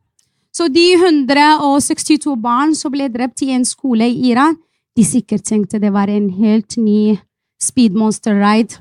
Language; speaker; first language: Norwegian; non-native, fluent; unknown